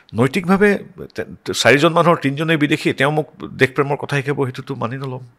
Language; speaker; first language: Assamese; native; Assamese